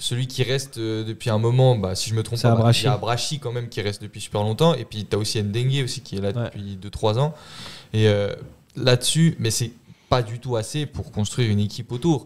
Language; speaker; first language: French; native; French